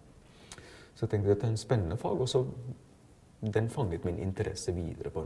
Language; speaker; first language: Norwegian; non-native, fluent; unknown